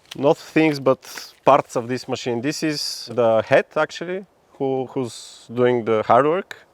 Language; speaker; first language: English; non-native, fluent; Bulgarian